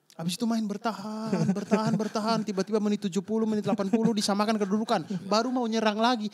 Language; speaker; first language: Indonesian; native; Indonesian